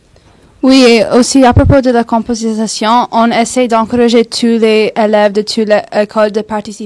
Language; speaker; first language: French; non-native, local second language; English